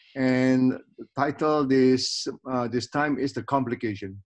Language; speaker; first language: English; non-native, fluent; Indonesian